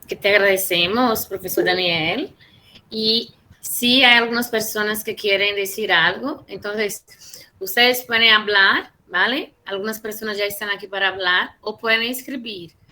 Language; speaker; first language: Spanish; non-native, fluent; Portuguese